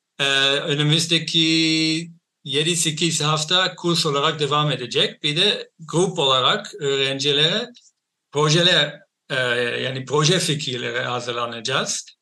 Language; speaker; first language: Turkish; non-native, fluent; Dutch